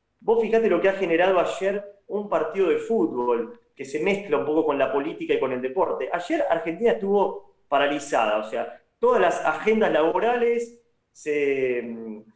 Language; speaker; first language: Spanish; native; Spanish